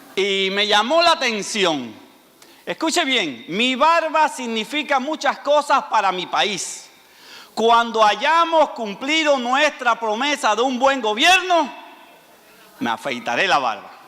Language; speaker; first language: Spanish; native; Spanish